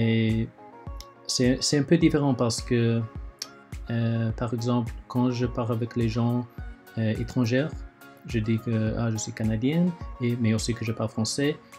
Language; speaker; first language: French; early bilingual, other home language; Chinese